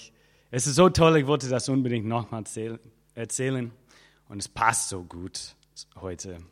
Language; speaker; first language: German; non-native, fluent; English